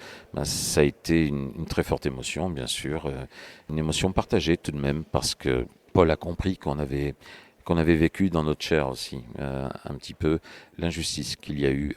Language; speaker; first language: French; native; French